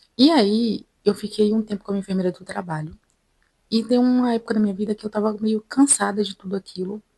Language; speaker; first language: Portuguese; native; Portuguese